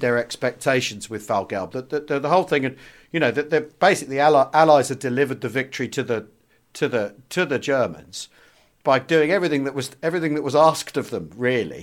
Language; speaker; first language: English; native; English